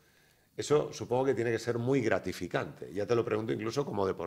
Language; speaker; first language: Spanish; native; Spanish